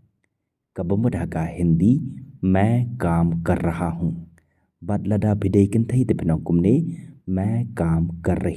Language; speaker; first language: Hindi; non-native, local second language; Khasi